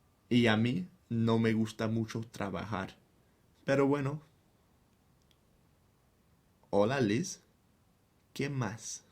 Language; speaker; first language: Spanish; non-native, fluent; English